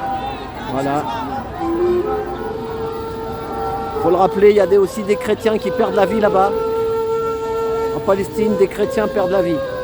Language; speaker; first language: French; native; French